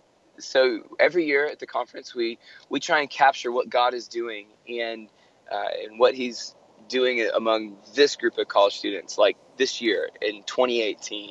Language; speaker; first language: English; native; English